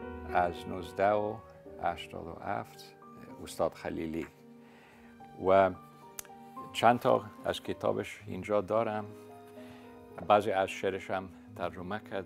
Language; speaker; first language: Persian; non-native, fluent; English